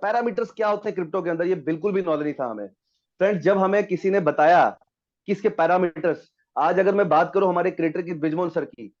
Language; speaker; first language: Hindi; native; Hindi